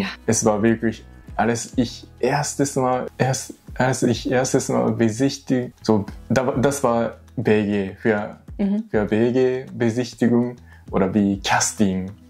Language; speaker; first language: German; non-native, learner; Japanese